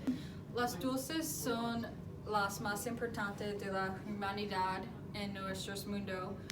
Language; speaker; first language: Spanish; non-native, learner; English